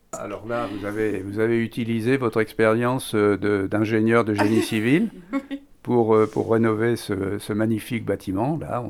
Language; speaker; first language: French; native; French